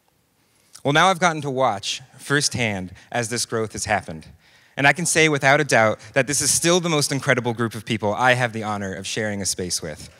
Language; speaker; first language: English; native; English